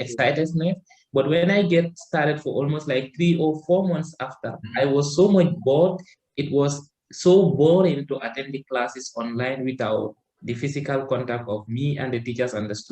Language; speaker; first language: English; non-native, learner; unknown